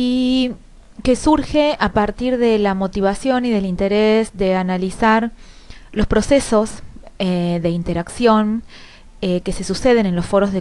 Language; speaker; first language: Spanish; native; Spanish